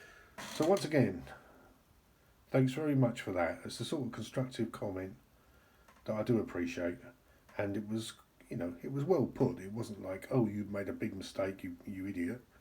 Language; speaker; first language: English; native; English